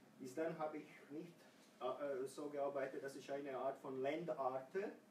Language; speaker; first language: German; non-native, fluent; Croatian